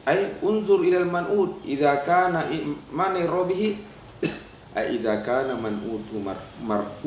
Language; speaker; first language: Arabic; non-native, fluent; Indonesian